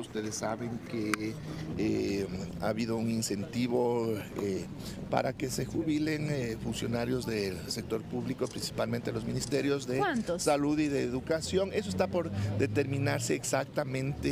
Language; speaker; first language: Spanish; native; Spanish